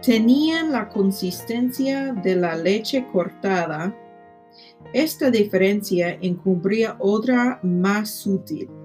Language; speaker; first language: Spanish; non-native, fluent; English